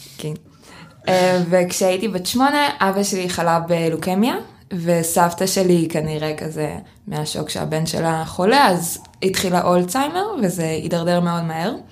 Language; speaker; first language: Hebrew; early bilingual, other home language; Russian